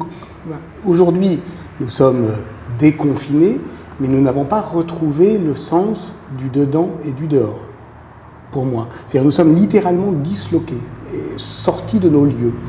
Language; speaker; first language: French; native; French